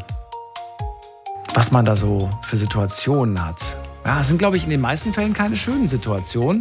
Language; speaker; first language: German; native; German